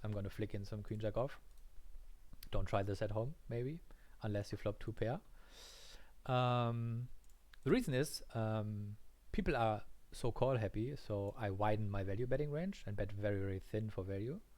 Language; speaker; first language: English; non-native, fluent; German